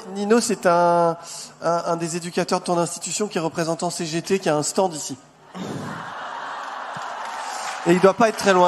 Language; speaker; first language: French; native; French